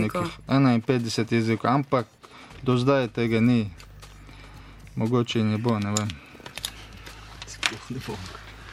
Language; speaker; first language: Slovenian; non-native, learner; Russian